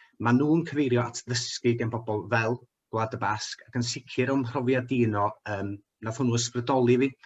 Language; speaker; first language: Welsh; native; Welsh